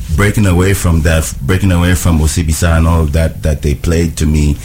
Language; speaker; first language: English; non-native, local second language; Ewe